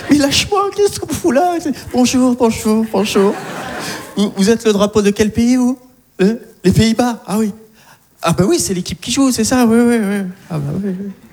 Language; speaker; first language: French; non-native, local second language; Arabic